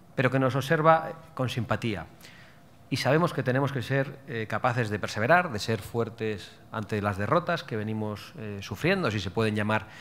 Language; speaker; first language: Spanish; native; Spanish